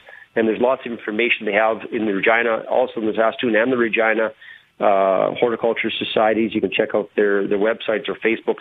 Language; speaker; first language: English; native; English